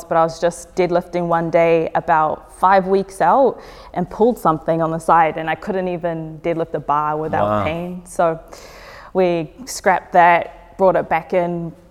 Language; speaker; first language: English; native; English